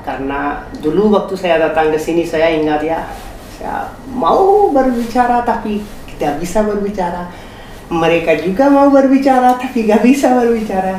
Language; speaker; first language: Indonesian; non-native, fluent; Hindi